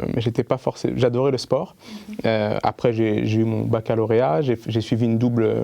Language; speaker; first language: French; native; French